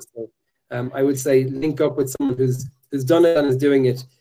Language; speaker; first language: English; native; English